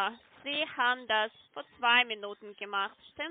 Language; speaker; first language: German; non-native, learner; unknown